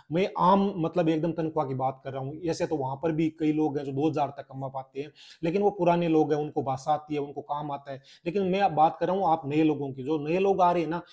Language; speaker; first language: Hindi; native; Hindi